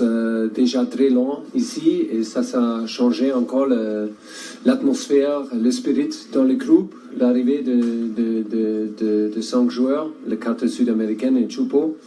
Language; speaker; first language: French; non-native, learner; German